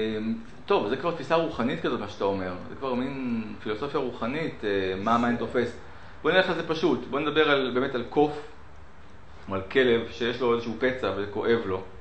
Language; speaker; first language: Hebrew; native; Hebrew